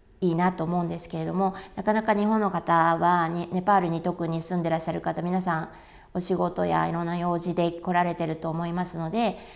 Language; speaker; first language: Japanese; native; Japanese